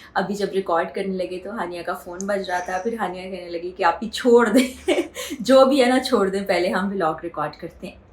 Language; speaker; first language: Urdu; native; Urdu